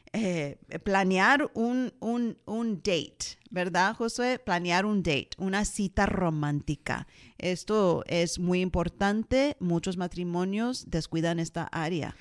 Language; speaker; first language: Spanish; early bilingual, heritage; Spanish